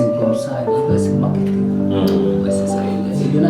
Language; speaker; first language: French; non-native, learner; Kalenjin